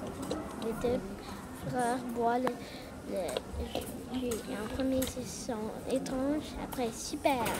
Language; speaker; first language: French; non-native, learner; English